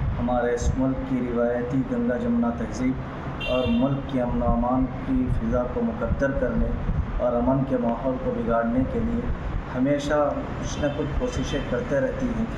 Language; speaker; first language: Urdu; native; Urdu